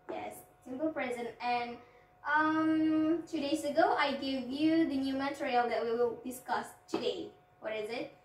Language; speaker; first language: English; non-native, fluent; Indonesian